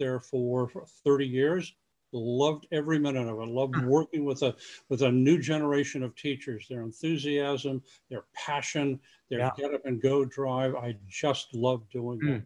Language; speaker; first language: English; native; English